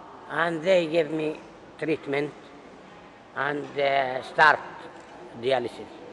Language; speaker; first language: English; non-native, learner; Arabic